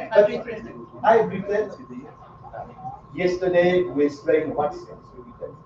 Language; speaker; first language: English; non-native, learner; French